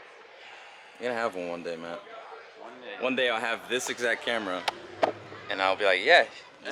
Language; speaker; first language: English; native; English